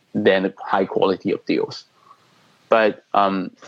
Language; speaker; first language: English; non-native, fluent; Chinese